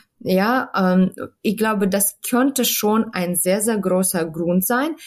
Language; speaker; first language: German; non-native, fluent; Ukrainian